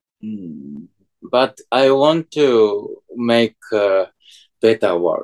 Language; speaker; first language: English; non-native, fluent; Japanese